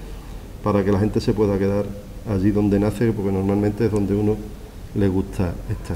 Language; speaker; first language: Spanish; native; Spanish